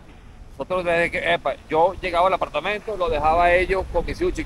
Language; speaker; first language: Spanish; native; Spanish